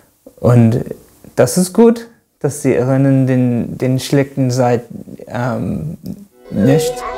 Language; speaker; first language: German; non-native, learner; English